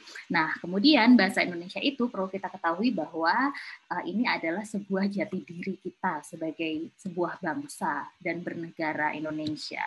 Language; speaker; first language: Indonesian; native; Indonesian